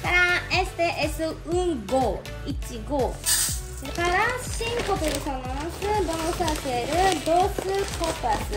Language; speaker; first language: Spanish; non-native, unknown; Japanese